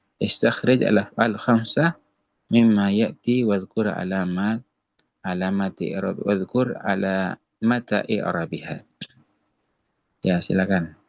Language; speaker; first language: Arabic; non-native, fluent; Indonesian